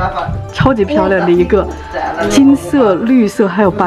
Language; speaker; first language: Finnish; non-native, learner; Chinese